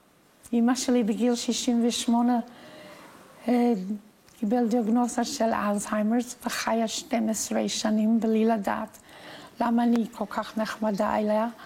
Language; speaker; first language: Hebrew; non-native, fluent; English